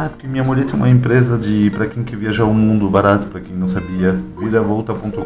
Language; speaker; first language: Portuguese; non-native, fluent; French